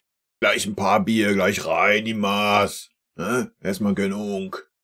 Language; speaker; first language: German; native; German